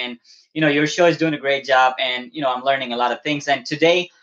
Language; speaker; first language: English; non-native, local second language; Balti